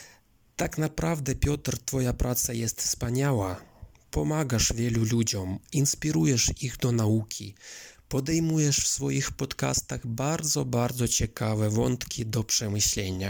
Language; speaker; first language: Polish; non-native, fluent; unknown